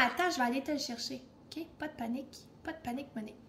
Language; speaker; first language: French; native; French